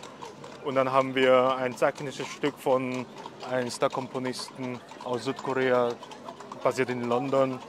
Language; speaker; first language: German; non-native, fluent; Korean